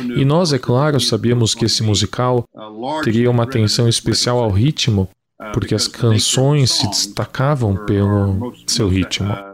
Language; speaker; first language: Portuguese; non-native, fluent; English